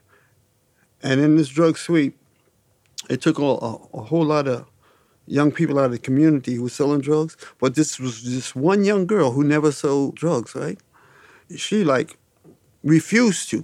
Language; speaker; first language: English; native; English